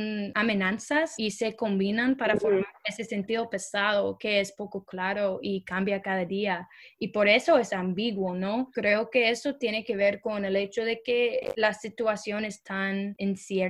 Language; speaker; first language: Spanish; non-native, fluent; English